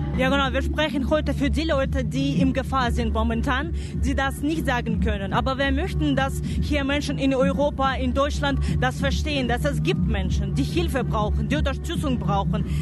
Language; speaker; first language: German; non-native, fluent; Russian